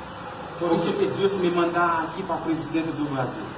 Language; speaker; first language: Portuguese; non-native, learner; Haitian Creole